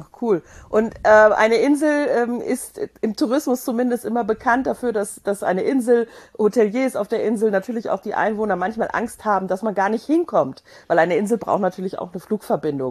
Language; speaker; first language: German; native; German